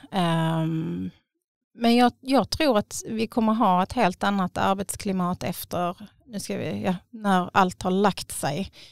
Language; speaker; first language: Swedish; native; Swedish